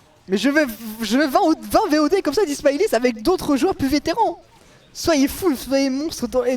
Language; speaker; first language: French; native; French